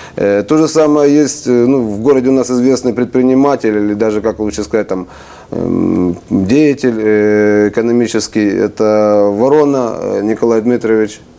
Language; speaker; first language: Russian; non-native, local second language; Ukrainian